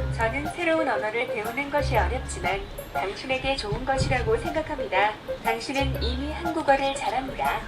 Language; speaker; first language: Korean; non-native, learner; Filipino